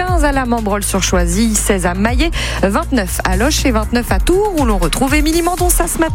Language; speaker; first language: French; native; French